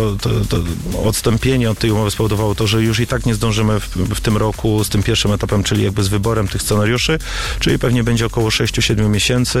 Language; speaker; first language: Polish; native; Polish